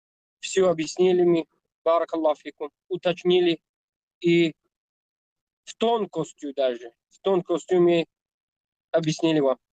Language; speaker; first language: Russian; non-native, learner; Tajik